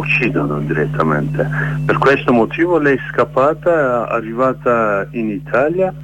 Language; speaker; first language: Italian; non-native, learner; Kurdish